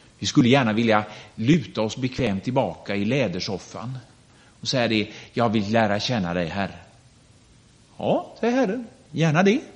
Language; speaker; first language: Swedish; native; Swedish